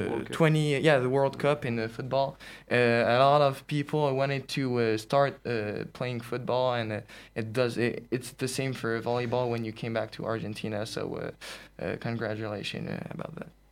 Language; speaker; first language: English; non-native, fluent; French